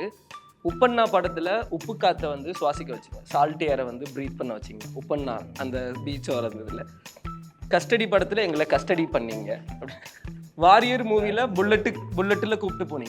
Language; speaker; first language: Tamil; native; Tamil